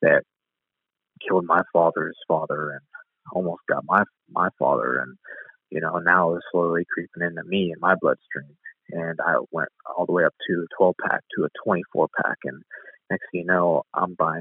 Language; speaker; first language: English; native; English